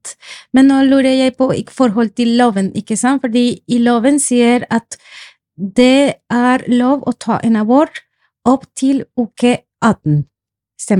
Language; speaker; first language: Norwegian; non-native, fluent; Spanish